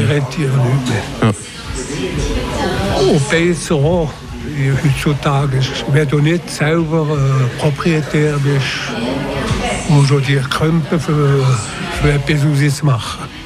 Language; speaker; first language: German; non-native, local second language; French